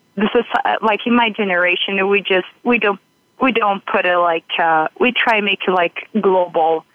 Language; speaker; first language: English; non-native, fluent; Portuguese